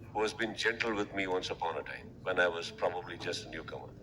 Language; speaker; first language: English; non-native, local second language; Kannada